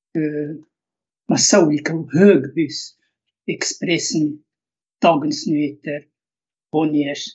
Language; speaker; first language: Swedish; non-native, fluent; Arabic